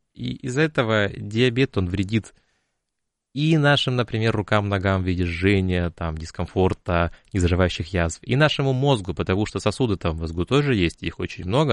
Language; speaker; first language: Russian; native; Russian